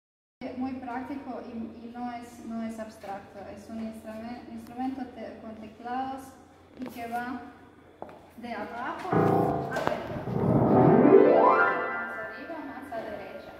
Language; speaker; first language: Spanish; non-native, fluent; Croatian